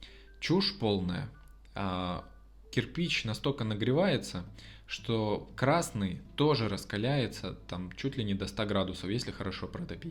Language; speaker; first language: Russian; native; Russian